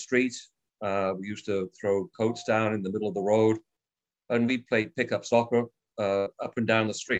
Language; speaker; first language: English; native; English